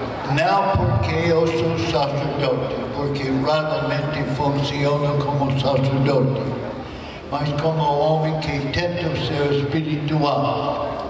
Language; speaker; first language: Portuguese; non-native, fluent; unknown